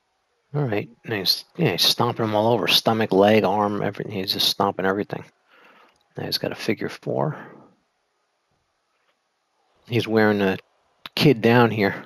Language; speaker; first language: English; native; English